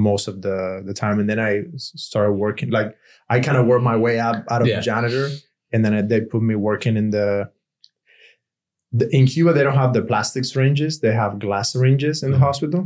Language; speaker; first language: English; non-native, fluent; Spanish